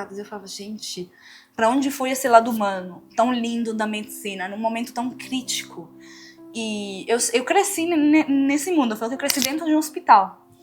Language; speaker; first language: Portuguese; non-native, fluent; Spanish